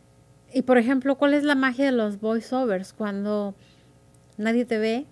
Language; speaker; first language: Spanish; native; Spanish